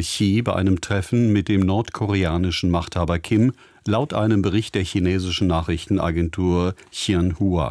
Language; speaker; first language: German; native; German